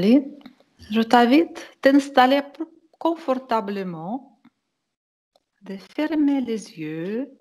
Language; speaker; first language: French; non-native, fluent; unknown